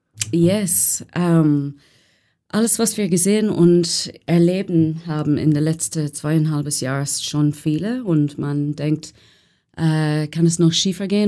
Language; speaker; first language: German; non-native, fluent; English